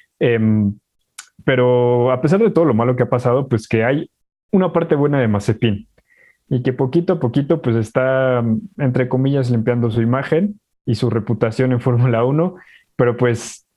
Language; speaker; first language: Spanish; native; Spanish